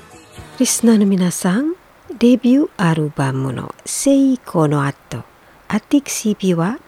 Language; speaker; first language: Japanese; non-native, fluent; Indonesian